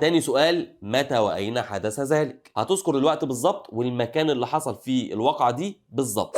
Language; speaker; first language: Arabic; native; Arabic